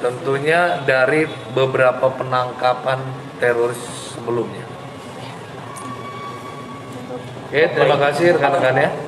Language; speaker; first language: Indonesian; native; Indonesian